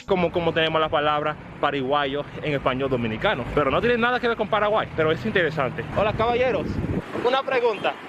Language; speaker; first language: Spanish; early bilingual, heritage; Spanish